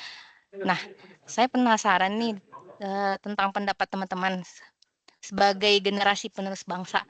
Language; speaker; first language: Indonesian; native; Indonesian